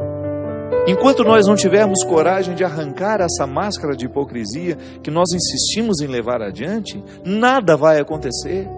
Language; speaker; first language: Portuguese; native; Portuguese